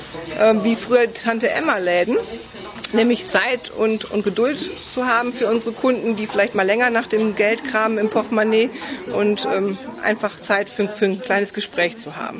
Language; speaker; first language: German; native; German